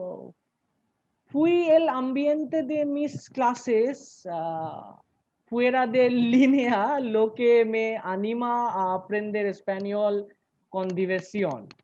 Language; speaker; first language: Spanish; non-native, learner; Bangla